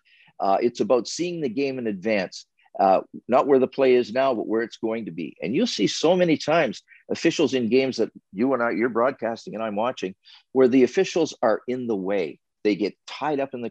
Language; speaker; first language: English; native; English